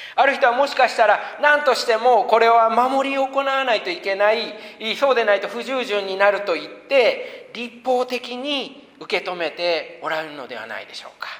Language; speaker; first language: Japanese; native; Japanese